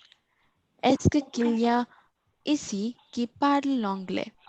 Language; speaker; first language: French; non-native, learner; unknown